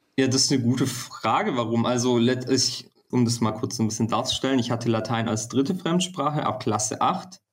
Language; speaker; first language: German; early bilingual, other home language; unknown